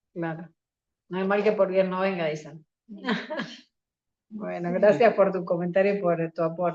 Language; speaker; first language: Spanish; native; Spanish